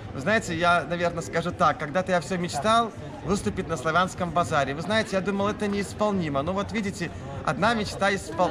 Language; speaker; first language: Russian; native; Russian